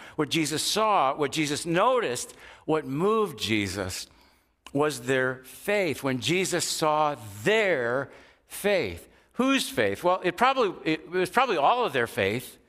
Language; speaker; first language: English; native; English